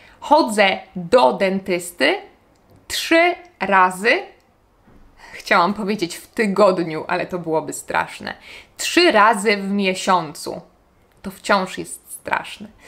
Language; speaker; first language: Polish; native; Polish